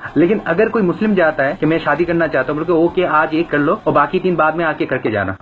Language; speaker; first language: Hindi; non-native, fluent; Bangla